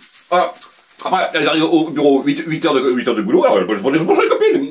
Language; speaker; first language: French; native; French